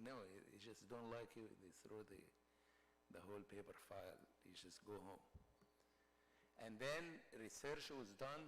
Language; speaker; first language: English; non-native, fluent; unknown